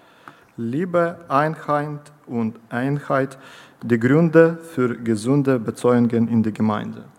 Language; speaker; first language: German; non-native, learner; Ukrainian